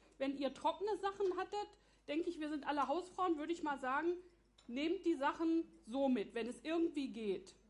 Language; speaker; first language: German; native; German